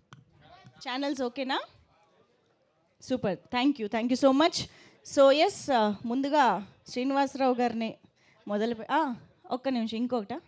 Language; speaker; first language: Telugu; native; Telugu